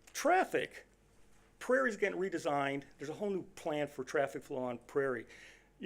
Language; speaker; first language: English; native; English